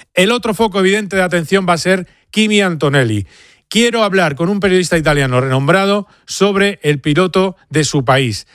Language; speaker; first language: Spanish; native; Spanish